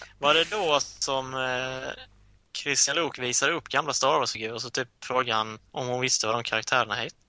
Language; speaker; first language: Swedish; native; Swedish